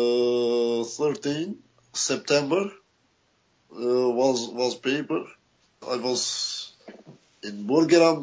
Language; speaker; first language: English; non-native, learner; Albanian